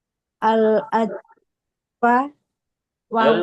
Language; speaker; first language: Arabic; non-native, learner; Indonesian